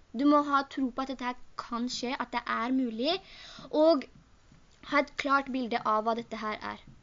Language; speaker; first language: Norwegian; early bilingual, other home language; Urdu